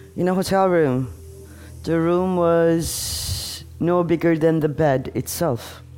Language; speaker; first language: English; non-native, fluent; Turkish